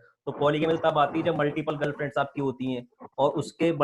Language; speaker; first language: Hindi; native; Hindi